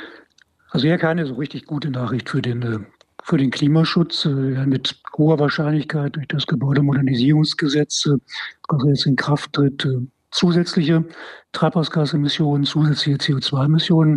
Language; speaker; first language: German; native; German